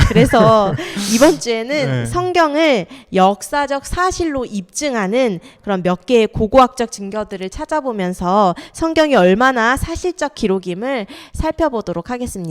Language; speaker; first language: Korean; native; Korean